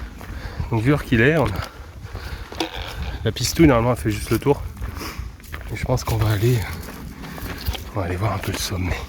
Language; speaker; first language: French; native; French